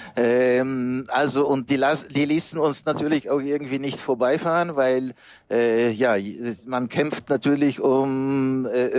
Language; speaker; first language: German; non-native, fluent; Polish